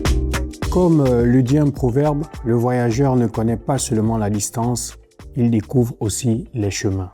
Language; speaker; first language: French; native; French